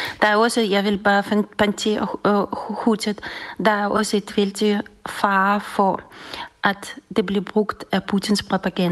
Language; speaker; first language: Danish; non-native, fluent; Russian